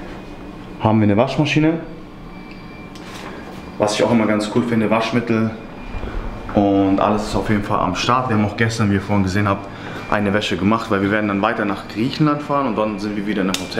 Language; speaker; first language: German; native; German